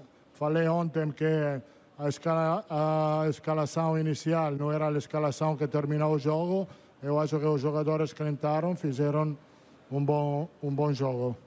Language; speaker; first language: Portuguese; non-native, fluent; Italian